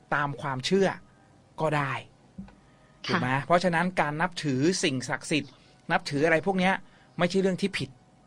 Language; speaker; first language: Thai; native; Thai